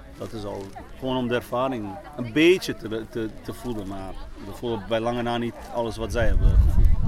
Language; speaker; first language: Dutch; early bilingual, other home language; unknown